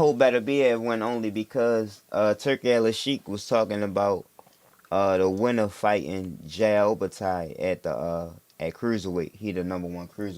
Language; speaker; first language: English; native; English